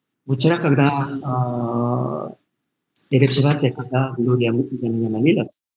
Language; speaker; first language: Russian; non-native, learner; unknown